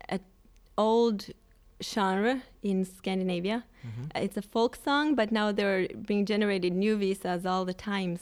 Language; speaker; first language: English; non-native, fluent; Swedish